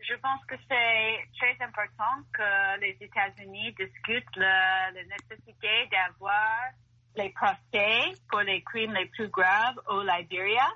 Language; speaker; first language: French; non-native, fluent; English